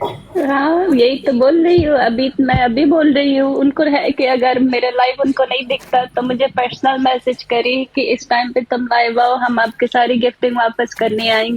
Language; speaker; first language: Hindi; native; Hindi